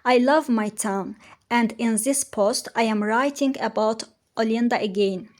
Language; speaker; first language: English; non-native, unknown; Azerbaijani